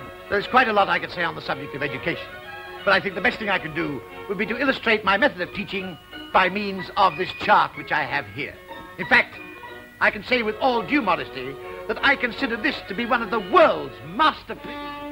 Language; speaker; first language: English; native; English